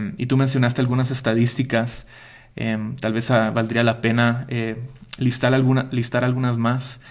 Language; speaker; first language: Spanish; early bilingual, heritage; Spanish